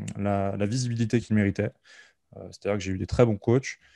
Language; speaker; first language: French; native; French